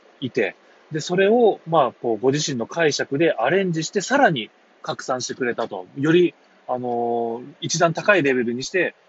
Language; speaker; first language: Japanese; native; Japanese